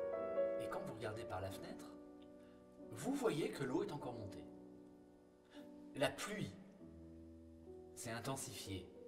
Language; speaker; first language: French; native; French